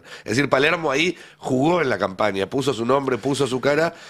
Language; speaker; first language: Spanish; native; Spanish